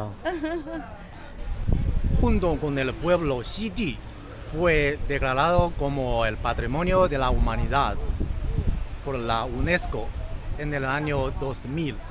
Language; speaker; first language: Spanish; non-native, fluent; Chinese